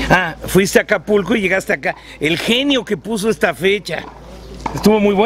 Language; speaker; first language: Spanish; native; Spanish